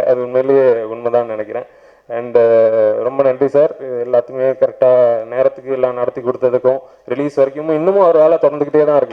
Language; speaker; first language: Tamil; native; Tamil